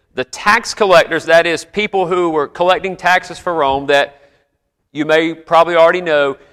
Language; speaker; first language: English; native; English